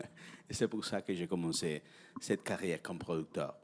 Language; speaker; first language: French; non-native, fluent; Spanish